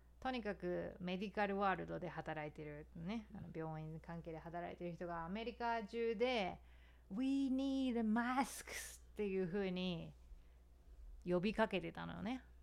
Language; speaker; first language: Japanese; native; Japanese